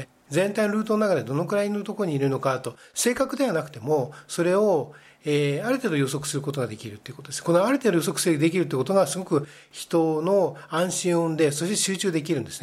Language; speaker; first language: Japanese; native; Japanese